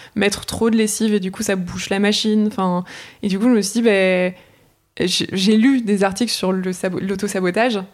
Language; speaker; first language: French; native; French